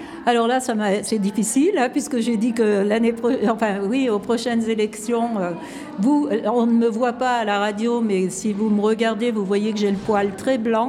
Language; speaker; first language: French; native; French